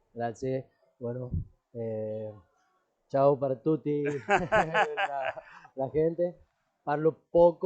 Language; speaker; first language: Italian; non-native, learner; Spanish